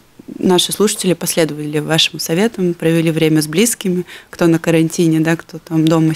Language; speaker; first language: Russian; native; Russian